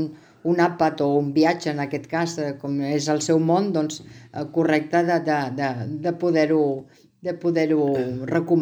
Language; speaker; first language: Catalan; native; Catalan